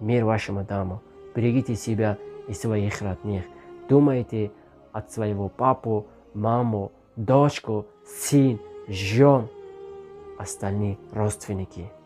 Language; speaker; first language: Russian; non-native, learner; Tajik